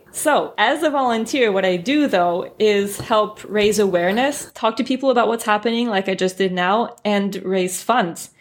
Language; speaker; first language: English; early bilingual, other home language; French